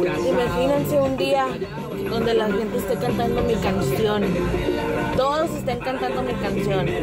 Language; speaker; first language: Spanish; native; Spanish